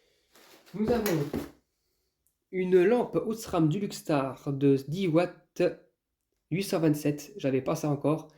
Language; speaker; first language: French; native; French